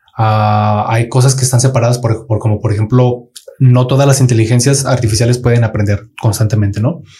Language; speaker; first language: Spanish; native; Spanish